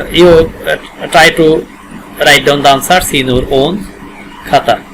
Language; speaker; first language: English; non-native, local second language; Bangla